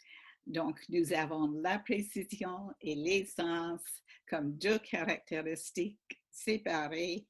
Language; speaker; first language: French; non-native, fluent; English